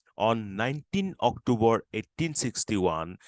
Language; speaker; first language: English; non-native, local second language; Assamese